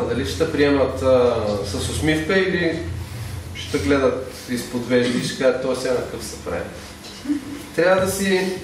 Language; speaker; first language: Bulgarian; native; Bulgarian